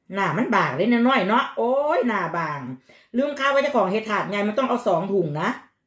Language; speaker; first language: Thai; native; Thai